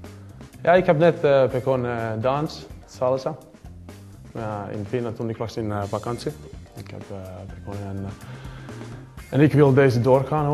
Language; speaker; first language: Dutch; non-native, learner; Finnish